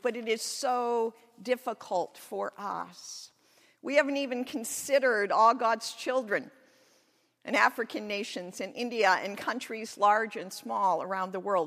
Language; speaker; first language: English; native; English